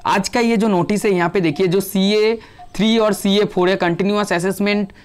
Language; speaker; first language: Hindi; non-native, local second language; Bangla